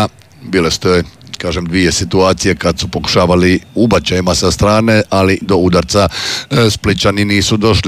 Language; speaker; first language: Serbian; native; Serbian